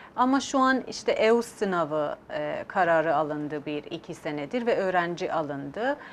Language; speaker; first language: Turkish; non-native, fluent; Persian